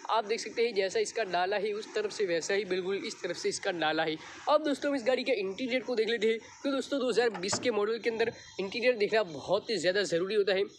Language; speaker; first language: Hindi; non-native, local second language; Gujarati